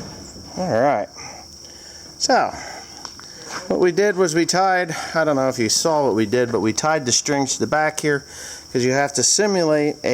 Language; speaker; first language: English; native; English